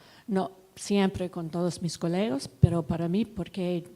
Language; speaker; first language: Spanish; non-native, learner; English